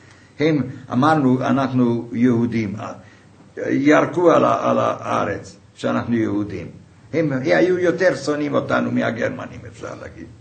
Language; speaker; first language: Hebrew; non-native, fluent; Hungarian